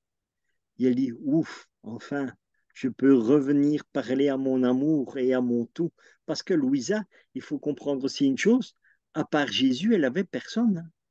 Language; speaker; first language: French; native; French